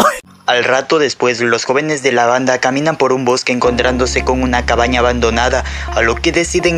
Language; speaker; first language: Spanish; native; Spanish